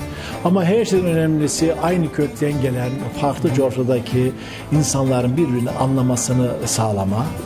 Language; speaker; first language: Turkish; native; Turkish